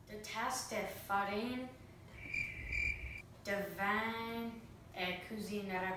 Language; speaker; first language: French; non-native, learner; English